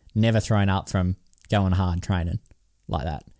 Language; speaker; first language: English; native; English